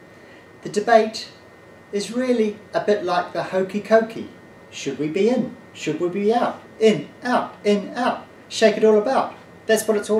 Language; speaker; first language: English; native; English